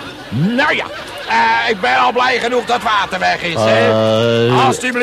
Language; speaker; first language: Dutch; native; Dutch